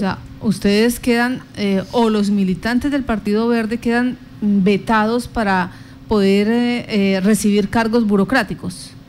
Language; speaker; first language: Spanish; native; Spanish